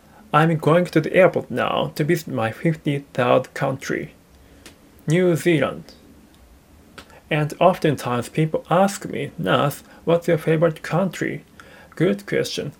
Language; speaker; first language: English; non-native, learner; Japanese